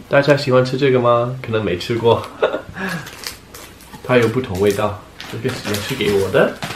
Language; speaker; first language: Chinese; non-native, fluent; English